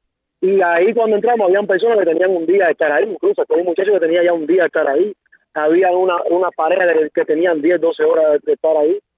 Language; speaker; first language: Spanish; native; Spanish